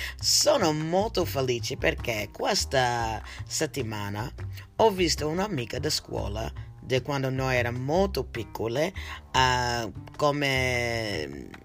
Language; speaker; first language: Italian; non-native, learner; English